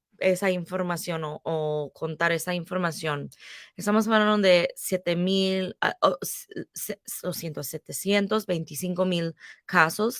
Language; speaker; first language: Spanish; non-native, fluent; English